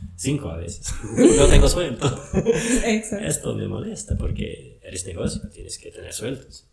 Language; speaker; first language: Spanish; non-native, fluent; English